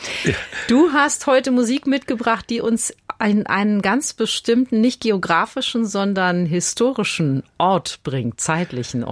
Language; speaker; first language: German; native; German